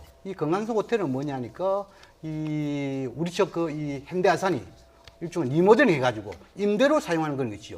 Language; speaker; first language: Korean; native; Korean